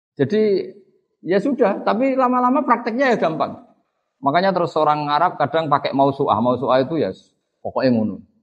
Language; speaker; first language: Indonesian; non-native, local second language; Javanese